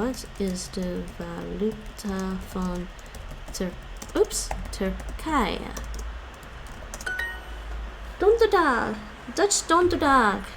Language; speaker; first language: Dutch; non-native, learner; English